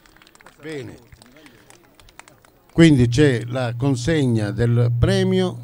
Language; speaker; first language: Italian; native; Italian